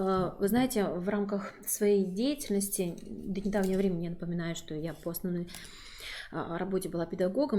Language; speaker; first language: Russian; native; Russian